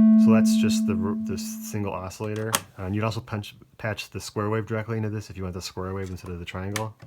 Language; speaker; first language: English; native; English